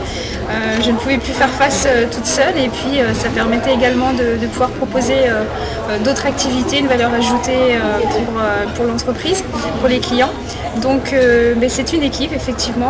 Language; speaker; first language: French; native; French